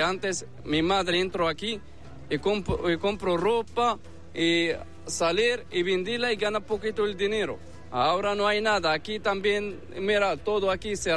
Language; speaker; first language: Spanish; non-native, learner; Arabic